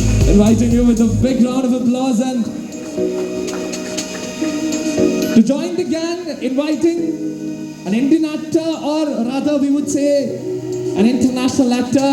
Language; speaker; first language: English; non-native, local second language; Malayalam